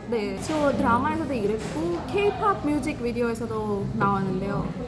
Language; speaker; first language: Korean; non-native, learner; Hindi